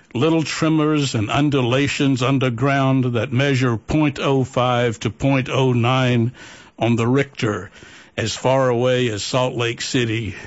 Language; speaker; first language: English; native; English